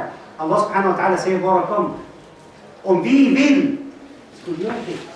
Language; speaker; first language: Swedish; non-native, fluent; Arabic